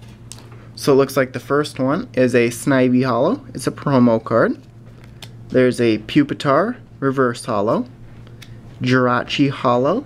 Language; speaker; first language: English; native; English